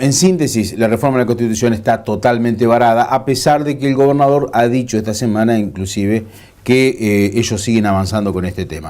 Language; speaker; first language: Spanish; native; Spanish